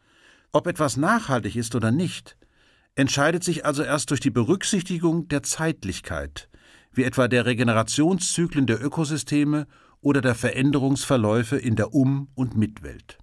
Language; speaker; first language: German; native; German